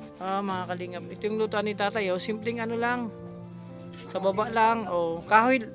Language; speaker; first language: Filipino; non-native, local second language; Cebuano